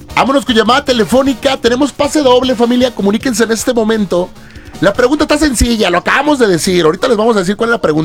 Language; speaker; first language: Spanish; native; Spanish